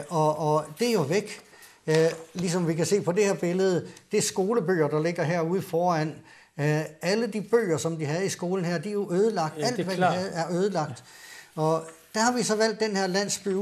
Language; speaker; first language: Danish; native; Danish